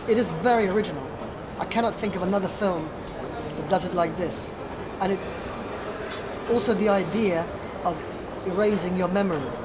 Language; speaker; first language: English; early bilingual, other home language; Russian